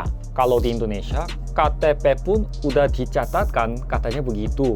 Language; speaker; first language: Indonesian; non-native, fluent; Korean